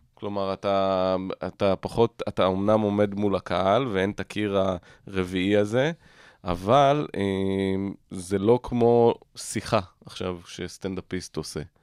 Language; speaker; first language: Hebrew; native; Hebrew